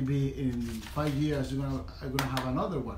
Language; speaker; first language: English; non-native, fluent; Spanish